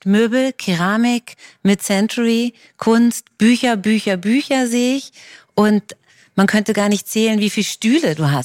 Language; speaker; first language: German; native; German